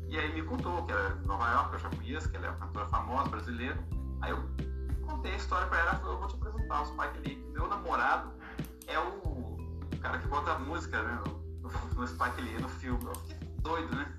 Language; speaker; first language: Portuguese; native; Portuguese